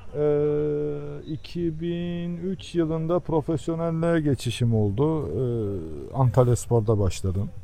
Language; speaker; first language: Turkish; early bilingual, heritage; Turkish